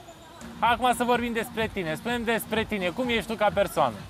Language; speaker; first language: Romanian; native; Romanian